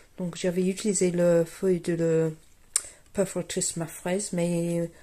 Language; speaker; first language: French; non-native, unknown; English